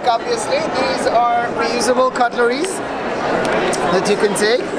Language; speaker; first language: English; non-native, fluent; French